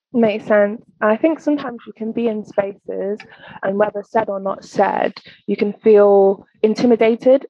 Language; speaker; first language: English; native; English